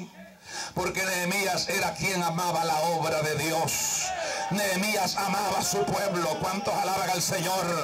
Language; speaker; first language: Spanish; native; Spanish